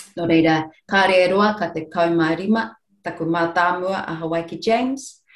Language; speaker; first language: Māori; non-native, local second language; English